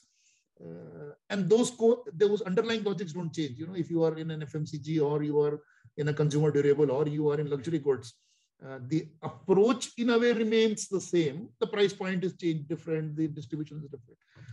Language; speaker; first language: English; non-native, local second language; Hindi